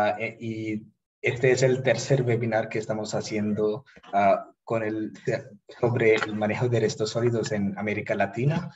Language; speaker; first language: Spanish; non-native, fluent; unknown